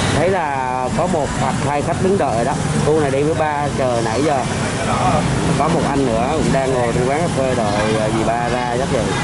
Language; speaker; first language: Vietnamese; native; Vietnamese